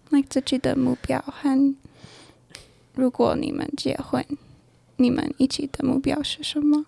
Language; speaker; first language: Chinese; non-native, learner; English